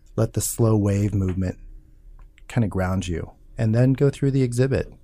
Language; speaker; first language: English; native; English